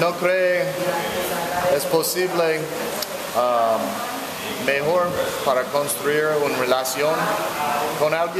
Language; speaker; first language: Spanish; non-native, learner; English